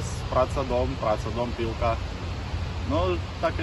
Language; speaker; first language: Polish; non-native, learner; Lithuanian